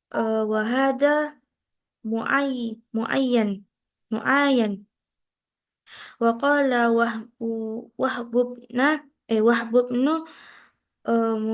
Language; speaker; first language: Arabic; non-native, learner; Indonesian